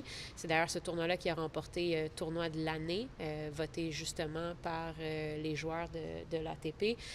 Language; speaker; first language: French; native; French